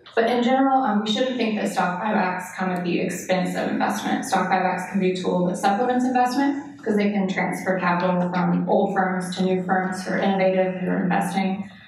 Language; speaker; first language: English; native; English